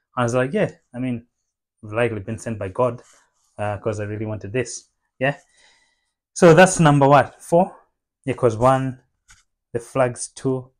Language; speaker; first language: English; non-native, local second language; Nyanja